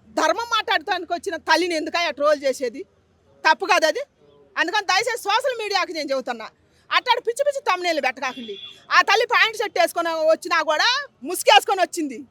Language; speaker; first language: Telugu; native; Telugu